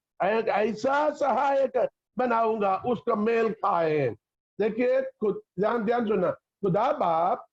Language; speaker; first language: Hindi; non-native, local second language; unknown